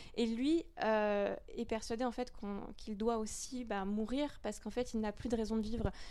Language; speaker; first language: French; native; French